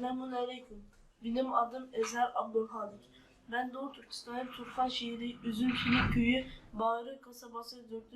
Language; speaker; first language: Turkish; non-native, learner; Uyghur